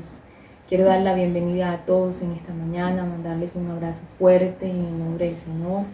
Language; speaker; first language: Spanish; native; Spanish